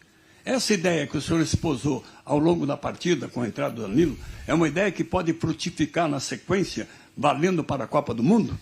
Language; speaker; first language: Portuguese; native; Portuguese